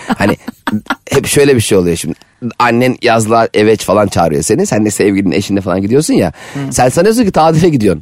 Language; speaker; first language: Turkish; native; Turkish